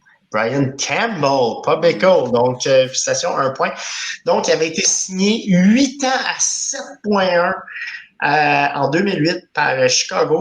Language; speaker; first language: French; native; French